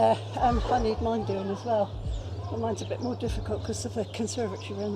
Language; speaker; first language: English; native; English